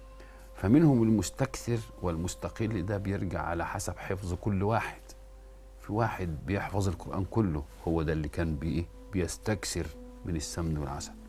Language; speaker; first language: Arabic; native; Arabic